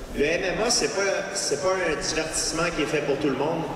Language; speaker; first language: French; native; French